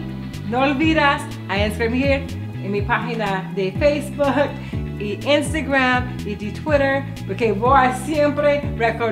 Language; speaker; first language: Spanish; non-native, learner; English